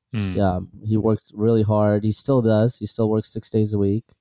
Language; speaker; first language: English; early bilingual, other home language; Assyrian Neo-Aramaic